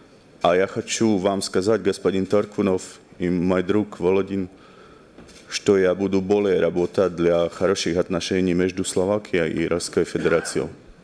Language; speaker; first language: Russian; non-native, learner; Slovak